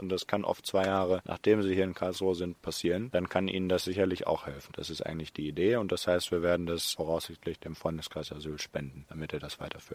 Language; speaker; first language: German; native; German